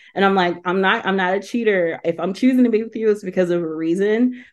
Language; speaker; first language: English; native; English